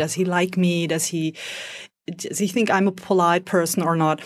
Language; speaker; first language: English; non-native, fluent; German